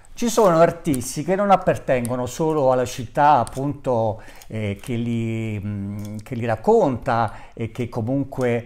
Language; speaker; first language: Italian; native; Italian